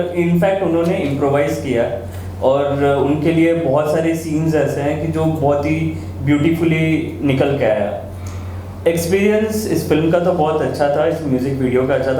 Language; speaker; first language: Hindi; native; Hindi